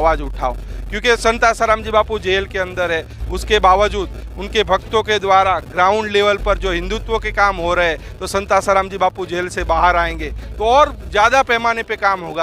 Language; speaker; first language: Hindi; native; Hindi